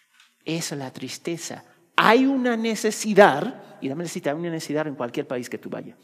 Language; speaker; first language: Spanish; early bilingual, heritage; Spanish